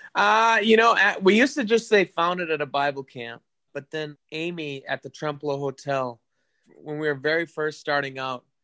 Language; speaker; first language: English; native; English